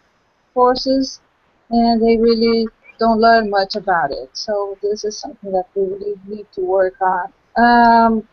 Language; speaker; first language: English; non-native, local second language; Portuguese